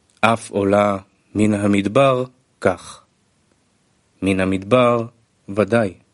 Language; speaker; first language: Hebrew; non-native, fluent; Russian